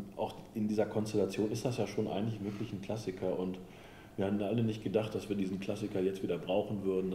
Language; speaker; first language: German; native; German